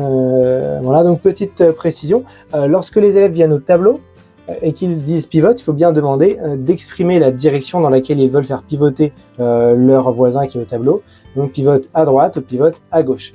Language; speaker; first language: French; native; French